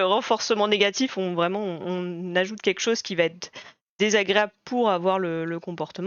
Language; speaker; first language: French; native; French